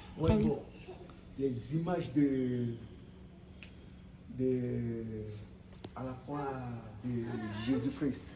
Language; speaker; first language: French; non-native, local second language; Sango